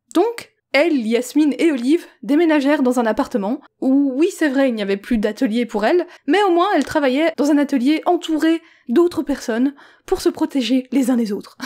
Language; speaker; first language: French; native; French